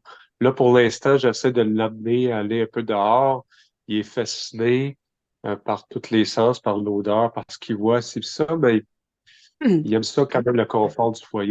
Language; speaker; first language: French; native; French